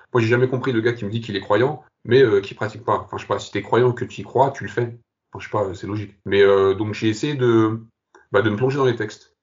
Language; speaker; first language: French; early bilingual, other home language; Kabyle